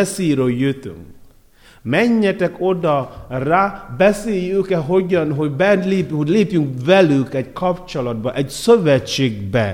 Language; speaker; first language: Hungarian; non-native, learner; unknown